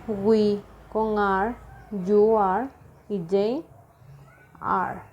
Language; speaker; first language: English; non-native, fluent; Spanish